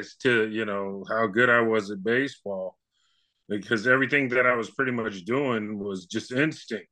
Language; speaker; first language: English; native; English